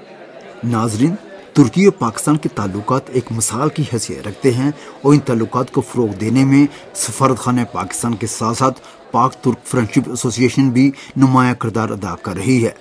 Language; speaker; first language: Urdu; native; Urdu